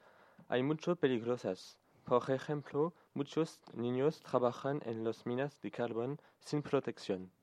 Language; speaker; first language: Spanish; non-native, learner; French